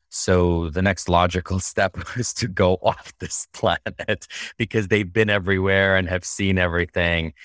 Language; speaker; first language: English; early bilingual, other home language; Russian